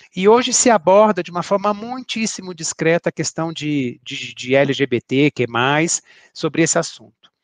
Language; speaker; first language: Portuguese; native; Portuguese